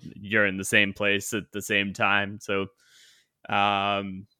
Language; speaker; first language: English; native; English